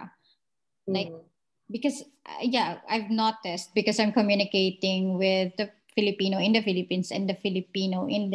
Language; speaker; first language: English; non-native, local second language; Filipino